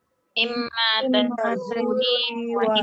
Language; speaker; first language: Arabic; non-native, learner; Indonesian